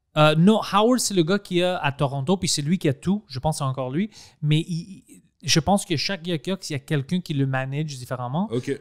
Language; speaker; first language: French; non-native, fluent; Greek